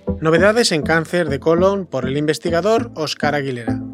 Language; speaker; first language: Spanish; native; Spanish